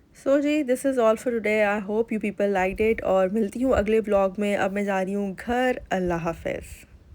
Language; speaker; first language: Urdu; native; Urdu